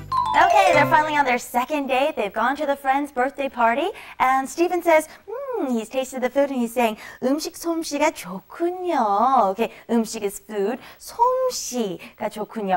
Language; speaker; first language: English; native; English